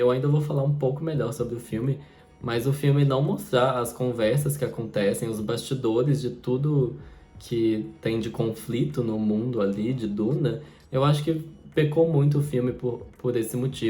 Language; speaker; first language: Portuguese; native; Portuguese